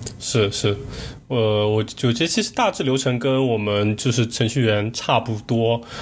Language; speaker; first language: Chinese; native; Chinese